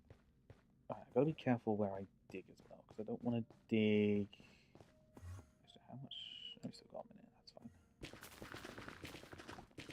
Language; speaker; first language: English; native; English